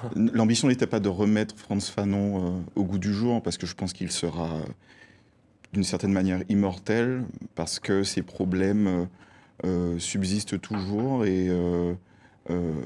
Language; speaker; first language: French; native; French